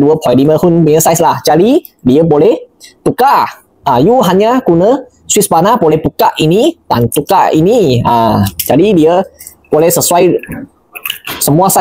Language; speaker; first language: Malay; non-native, local second language; Chinese